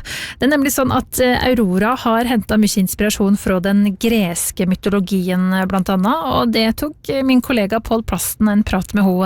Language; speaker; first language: Norwegian; native; Norwegian